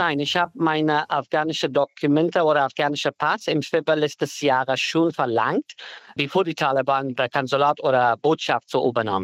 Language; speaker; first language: German; non-native, learner; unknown